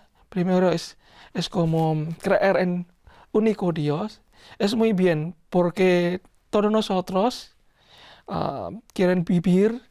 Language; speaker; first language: Spanish; non-native, learner; Indonesian